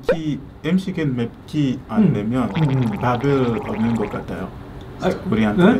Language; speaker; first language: Korean; non-native, learner; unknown